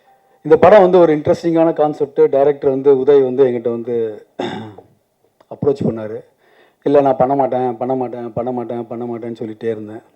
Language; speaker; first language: Tamil; native; Tamil